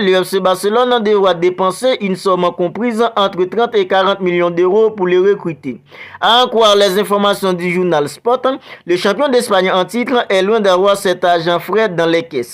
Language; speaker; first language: French; native; French